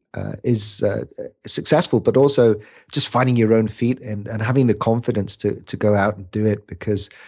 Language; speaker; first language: English; native; English